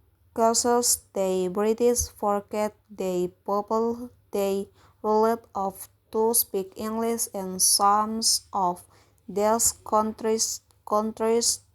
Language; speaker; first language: English; non-native, learner; Indonesian